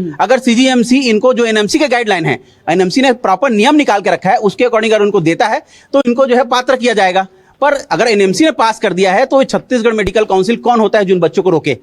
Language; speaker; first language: Hindi; native; Hindi